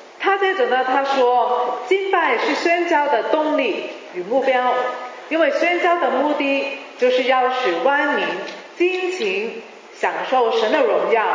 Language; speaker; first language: Chinese; non-native, local second language; Cantonese